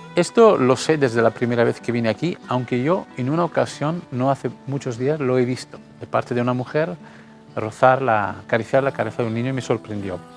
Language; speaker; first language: Spanish; non-native, fluent; Italian